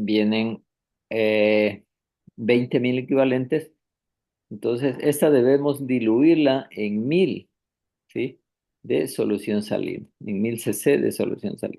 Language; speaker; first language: Spanish; native; Spanish